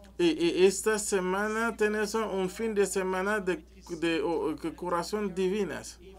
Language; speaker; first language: Spanish; non-native, learner; French